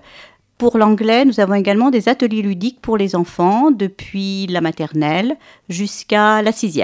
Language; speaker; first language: French; native; French